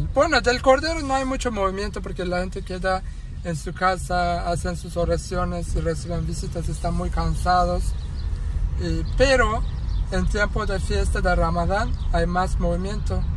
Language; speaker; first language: Spanish; non-native, fluent; Turkish